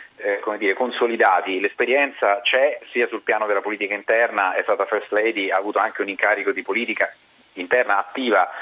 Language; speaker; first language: Italian; native; Italian